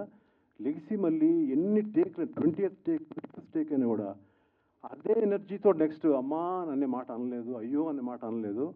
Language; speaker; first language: Telugu; native; Telugu